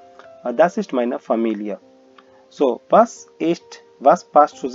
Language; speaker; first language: German; non-native, learner; Hindi